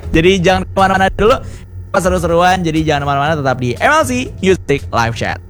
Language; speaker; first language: Indonesian; native; Indonesian